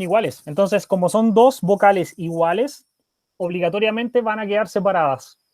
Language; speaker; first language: Spanish; native; Spanish